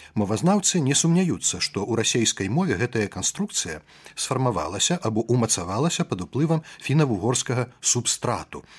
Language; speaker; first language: Belarusian; native; Belarusian